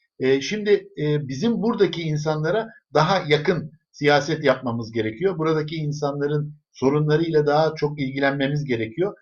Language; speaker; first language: Turkish; early bilingual, other home language; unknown